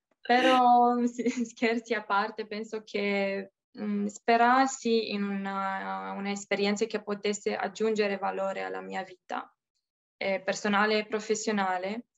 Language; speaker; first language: Italian; non-native, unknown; Romanian